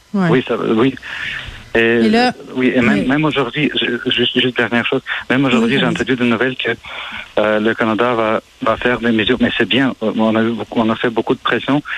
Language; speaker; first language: French; non-native, fluent; Ukrainian